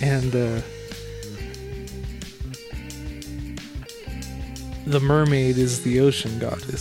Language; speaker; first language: English; native; English